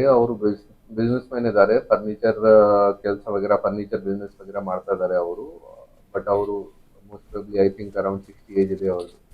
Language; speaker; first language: Kannada; non-native, fluent; Hindi